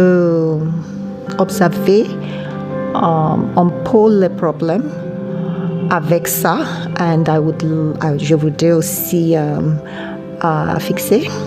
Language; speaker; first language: French; non-native, learner; English